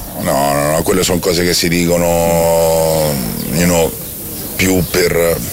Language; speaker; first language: Italian; native; Italian